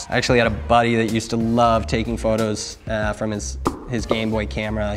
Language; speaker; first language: English; native; English